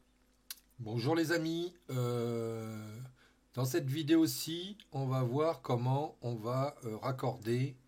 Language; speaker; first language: French; native; French